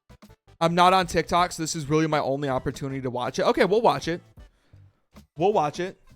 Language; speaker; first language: English; native; English